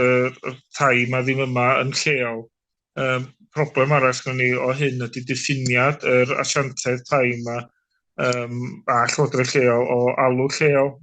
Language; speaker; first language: Welsh; native; Welsh